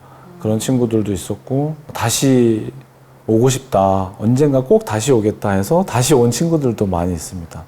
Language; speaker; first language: Korean; native; Korean